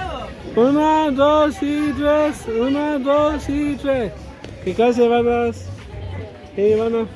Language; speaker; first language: Spanish; early bilingual, heritage; Spanish